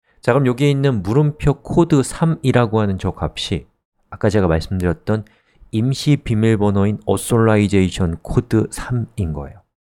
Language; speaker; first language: Korean; native; Korean